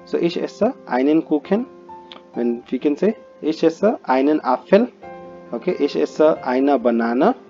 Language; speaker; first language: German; non-native, fluent; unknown